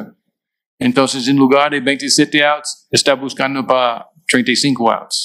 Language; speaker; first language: Spanish; non-native, fluent; English